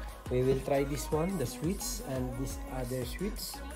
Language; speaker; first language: English; non-native, local second language; Filipino